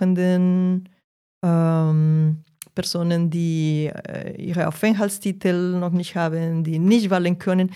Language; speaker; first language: German; non-native, fluent; Portuguese